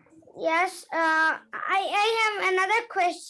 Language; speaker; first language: English; non-native, learner; Bangla